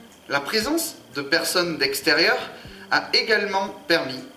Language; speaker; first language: French; native; French